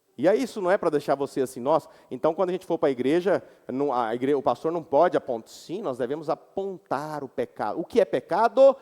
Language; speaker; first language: Portuguese; native; Portuguese